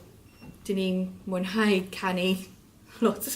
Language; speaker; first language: Welsh; non-native, learner; English